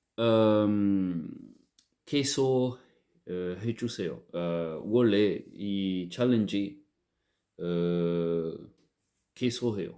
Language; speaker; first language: Korean; non-native, learner; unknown